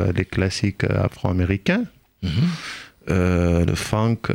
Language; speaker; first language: French; non-native, fluent; Hebrew